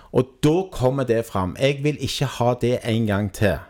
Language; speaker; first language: Norwegian; native; Norwegian